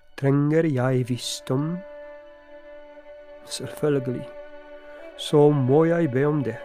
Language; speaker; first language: Norwegian; non-native, fluent; Polish